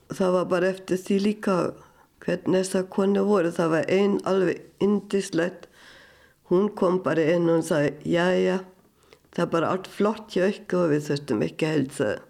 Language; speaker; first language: Icelandic; non-native, fluent; German